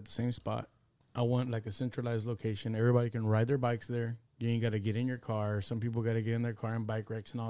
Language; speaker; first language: English; early bilingual, other home language; Spanish